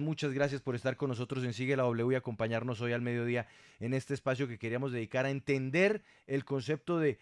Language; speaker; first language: Spanish; native; Spanish